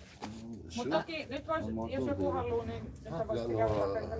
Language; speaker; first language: Finnish; native; Finnish